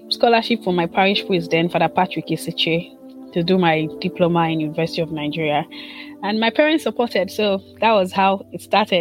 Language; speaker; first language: English; non-native, local second language; Igbo